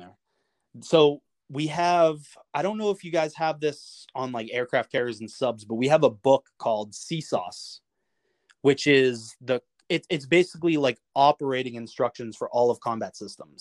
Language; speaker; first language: English; native; English